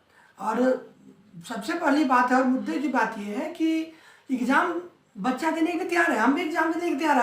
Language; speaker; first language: Hindi; native; Hindi